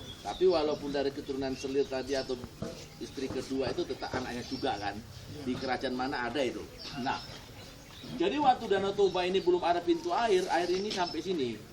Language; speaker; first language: Indonesian; non-native, local second language; Batak Toba